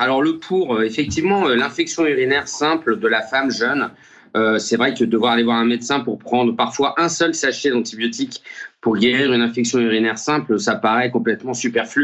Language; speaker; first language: French; native; French